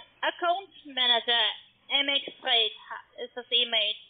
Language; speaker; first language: German; non-native, learner; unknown